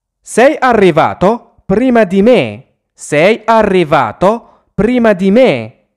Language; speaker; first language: Italian; non-native, fluent; Arabic